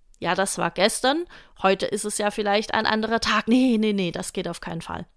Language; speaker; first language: German; native; German